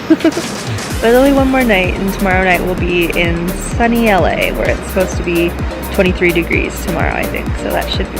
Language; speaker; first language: English; native; English